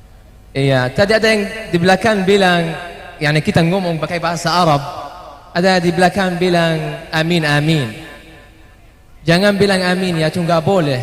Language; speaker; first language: Indonesian; non-native, fluent; Arabic